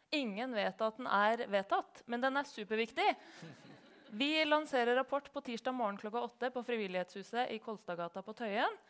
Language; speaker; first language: Norwegian; native; Norwegian